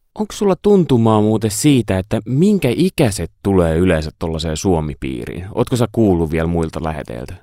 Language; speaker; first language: Finnish; native; Finnish